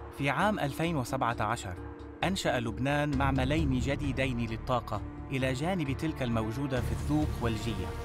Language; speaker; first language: Arabic; native; Arabic